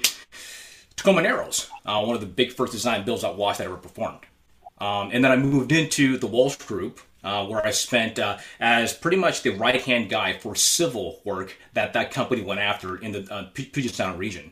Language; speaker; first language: English; native; English